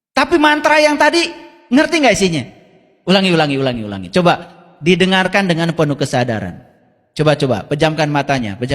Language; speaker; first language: Indonesian; non-native, local second language; Sundanese